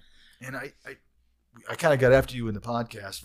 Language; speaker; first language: English; native; English